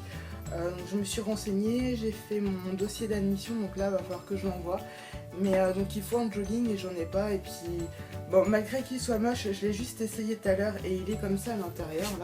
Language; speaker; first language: French; native; French